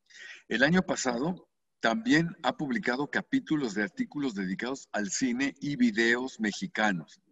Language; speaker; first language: Spanish; native; Spanish